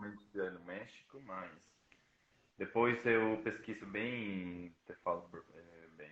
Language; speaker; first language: Portuguese; non-native, fluent; Spanish